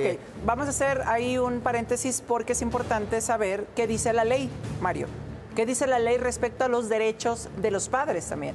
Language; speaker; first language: Spanish; native; Spanish